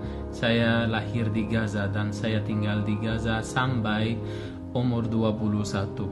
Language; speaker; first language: Indonesian; non-native, fluent; Arabic